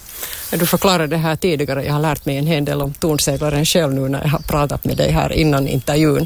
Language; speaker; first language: Swedish; native; Swedish